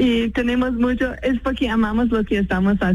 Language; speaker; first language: Spanish; non-native, fluent; English